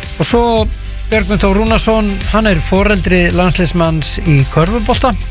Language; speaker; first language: Icelandic; native; Icelandic